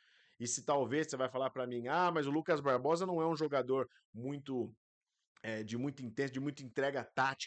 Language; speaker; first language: Portuguese; native; Portuguese